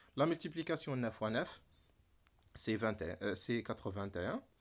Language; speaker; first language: French; non-native, local second language; Arabic